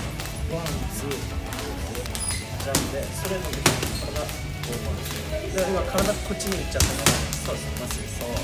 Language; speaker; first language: Japanese; native; Japanese